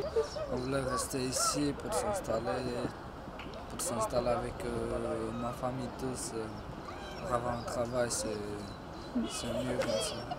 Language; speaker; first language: French; non-native, learner; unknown